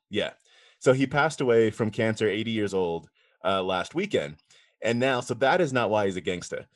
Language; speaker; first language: English; native; English